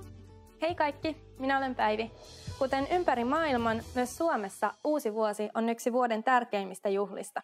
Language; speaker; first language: Finnish; native; Finnish